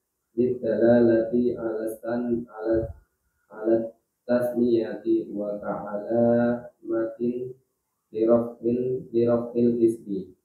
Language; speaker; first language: Arabic; non-native, learner; Indonesian